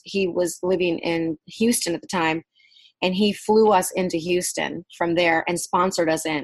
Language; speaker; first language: English; early bilingual, other home language; Vietnamese